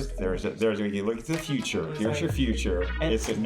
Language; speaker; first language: English; native; English